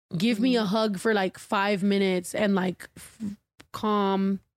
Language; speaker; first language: English; early bilingual, other home language; Spanish